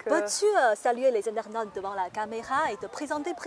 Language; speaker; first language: French; non-native, fluent; Chinese